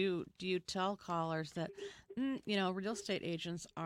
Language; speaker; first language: English; native; English